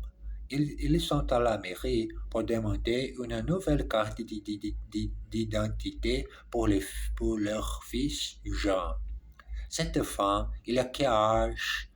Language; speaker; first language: French; non-native, learner; English